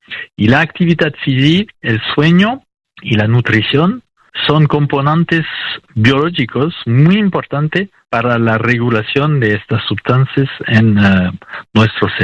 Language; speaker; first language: Spanish; non-native, fluent; French